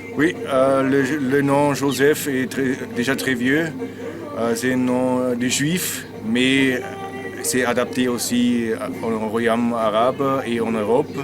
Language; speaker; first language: French; non-native, learner; German